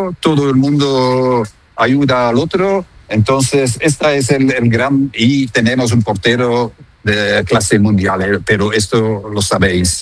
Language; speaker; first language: Spanish; non-native, fluent; Dutch